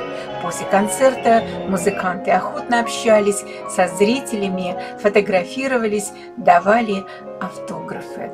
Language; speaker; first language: Russian; native; Russian